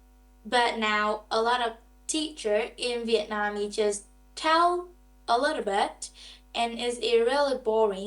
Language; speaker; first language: English; non-native, learner; Vietnamese